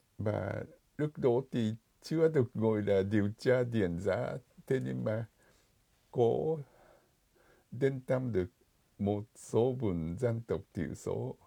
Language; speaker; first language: Vietnamese; non-native, fluent; Japanese